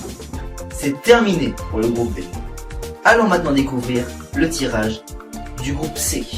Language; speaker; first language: French; native; French